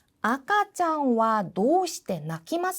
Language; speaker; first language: Japanese; non-native, fluent; Korean